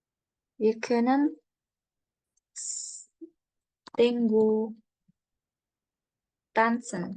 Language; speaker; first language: German; non-native, learner; Indonesian